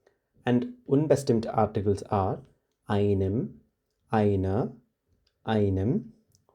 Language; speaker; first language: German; non-native, fluent; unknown